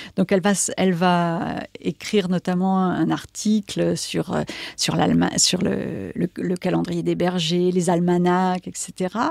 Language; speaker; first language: French; native; French